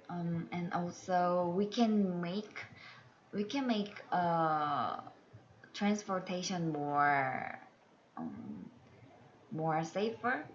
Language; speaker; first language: English; non-native, learner; Korean